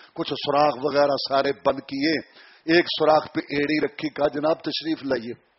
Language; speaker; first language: Urdu; non-native, local second language; Punjabi